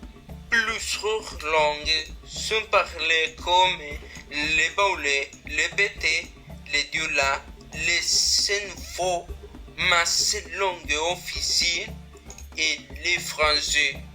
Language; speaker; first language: French; non-native, learner; Spanish